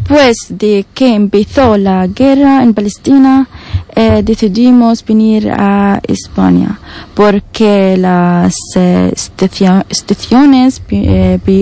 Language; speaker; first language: Spanish; non-native, learner; Arabic